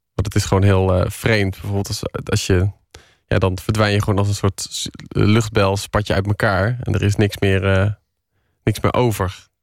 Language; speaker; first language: Dutch; native; Dutch